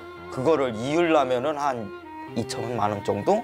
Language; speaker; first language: Korean; native; Korean